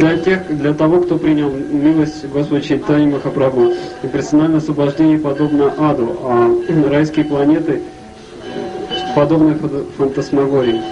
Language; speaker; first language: Russian; native; Russian